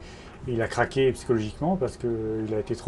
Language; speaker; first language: French; native; French